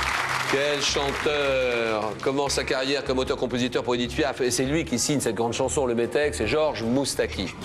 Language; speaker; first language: French; native; French